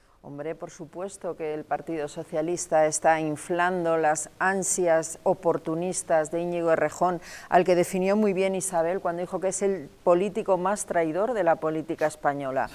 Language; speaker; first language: Spanish; native; Spanish